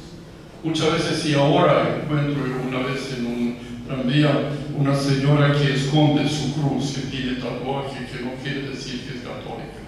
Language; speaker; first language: Spanish; non-native, fluent; Croatian